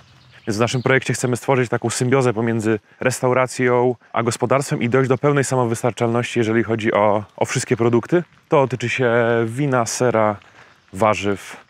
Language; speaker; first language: Polish; native; Polish